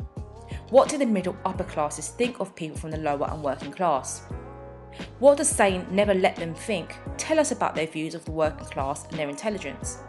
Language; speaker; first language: English; native; English